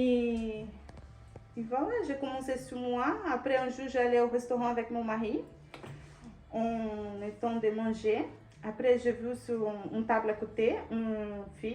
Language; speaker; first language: French; non-native, learner; Portuguese